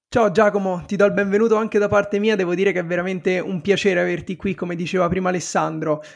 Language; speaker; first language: Italian; native; Italian